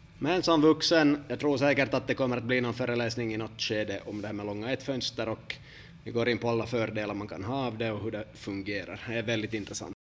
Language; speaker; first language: Swedish; native; Swedish